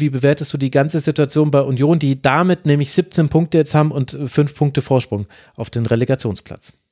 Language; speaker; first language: German; native; German